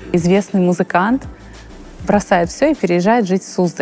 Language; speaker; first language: Russian; native; Russian